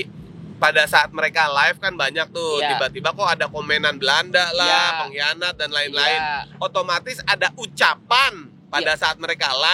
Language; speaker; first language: Indonesian; native; Indonesian